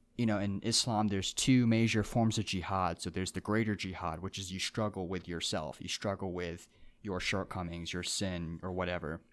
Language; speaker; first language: English; early bilingual, other home language; Japanese